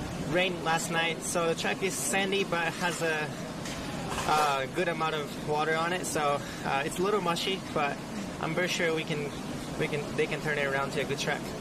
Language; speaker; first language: English; early bilingual, other home language; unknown